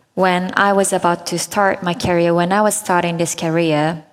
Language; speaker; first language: English; non-native, fluent; Japanese